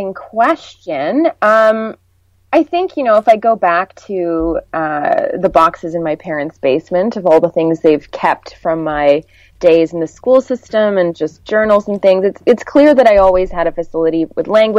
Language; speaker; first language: English; native; English